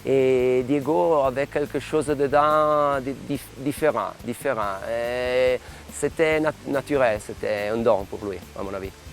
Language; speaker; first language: French; non-native, local second language; Italian